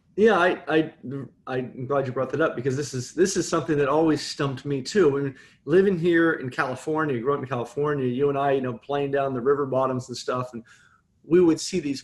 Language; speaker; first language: English; native; English